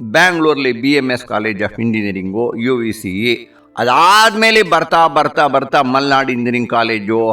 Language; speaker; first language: Kannada; non-native, local second language; Tamil